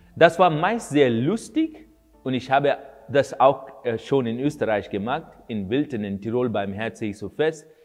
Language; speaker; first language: German; non-native, fluent; Kannada